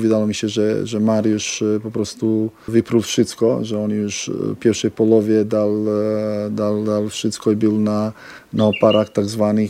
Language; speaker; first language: Polish; non-native, fluent; Serbian